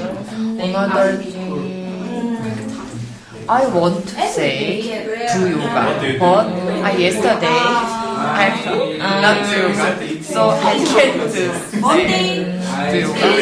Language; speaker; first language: English; non-native, learner; Korean